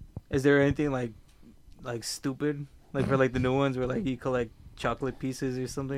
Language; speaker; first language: English; native; English